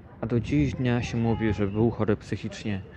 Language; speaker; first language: Polish; native; Polish